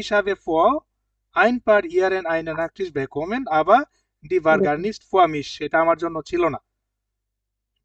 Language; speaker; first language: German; non-native, fluent; Bangla